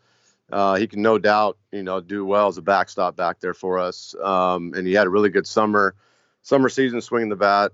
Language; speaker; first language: English; native; English